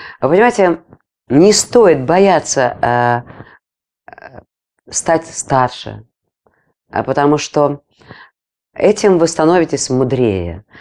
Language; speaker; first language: Russian; non-native, local second language; Latvian